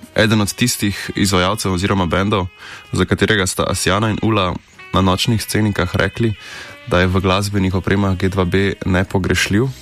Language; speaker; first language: Slovenian; native; Slovenian